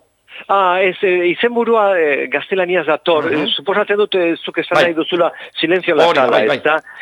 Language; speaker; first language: Basque; non-native, local second language; Spanish